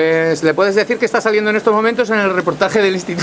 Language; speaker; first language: Spanish; native; Spanish